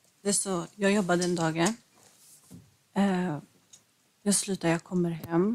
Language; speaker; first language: Swedish; non-native, fluent; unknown